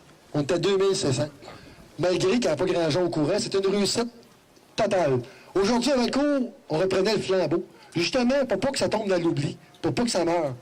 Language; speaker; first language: French; native; French